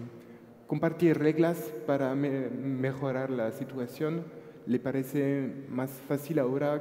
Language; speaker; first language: Spanish; non-native, fluent; French